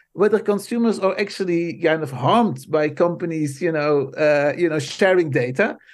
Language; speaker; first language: English; non-native, fluent; Dutch